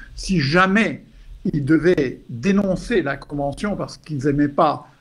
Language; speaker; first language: French; non-native, fluent; English